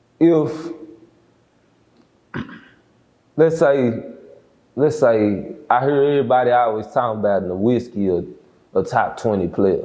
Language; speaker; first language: English; native; English